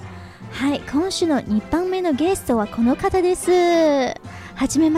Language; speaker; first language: Japanese; non-native, fluent; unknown